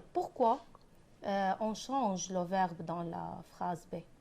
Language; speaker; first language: French; non-native, fluent; Arabic